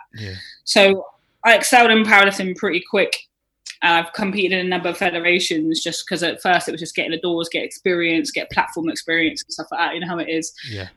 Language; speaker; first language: English; native; English